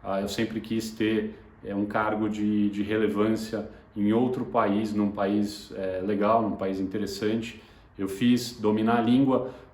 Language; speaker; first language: Portuguese; native; Portuguese